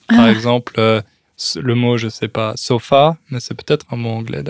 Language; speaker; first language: French; native; French